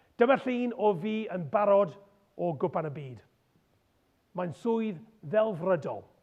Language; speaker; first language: Welsh; non-native, local second language; English